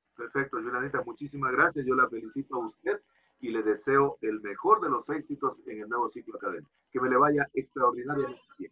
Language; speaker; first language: Spanish; native; Spanish